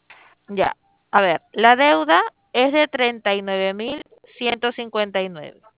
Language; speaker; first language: Spanish; native; Spanish